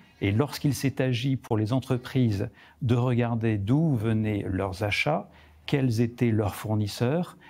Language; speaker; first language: French; native; French